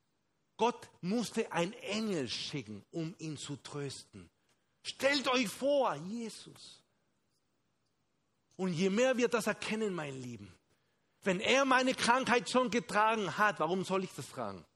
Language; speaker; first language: German; non-native, fluent; Spanish